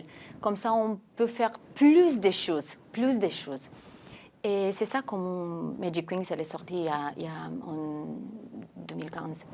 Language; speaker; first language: French; non-native, fluent; Romanian